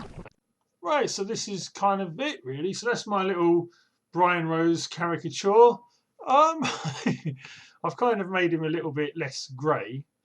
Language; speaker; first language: English; native; English